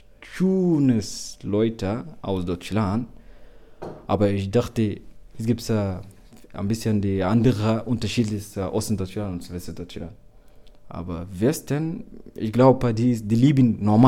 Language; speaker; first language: German; non-native, learner; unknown